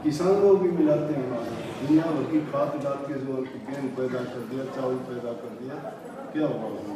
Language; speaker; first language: Hindi; native; Hindi